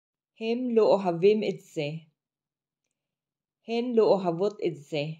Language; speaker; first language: Hebrew; non-native, fluent; Filipino